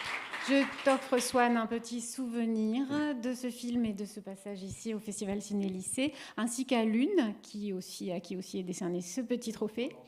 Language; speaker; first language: French; native; French